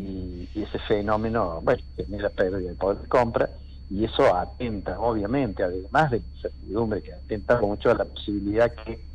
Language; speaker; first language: Spanish; native; Spanish